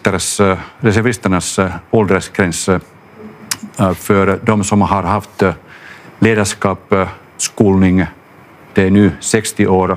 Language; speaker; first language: Swedish; non-native, local second language; Finnish